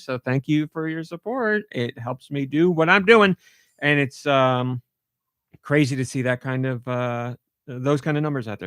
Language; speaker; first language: English; native; English